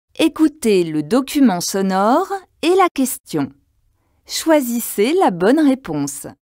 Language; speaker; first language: French; native; French